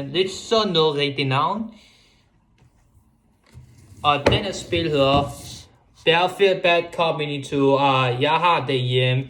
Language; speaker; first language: Danish; non-native, local second language; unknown